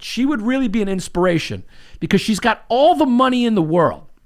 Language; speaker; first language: English; native; English